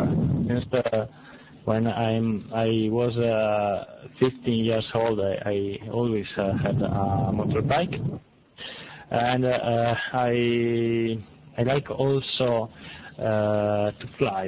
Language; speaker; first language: English; non-native, learner; Italian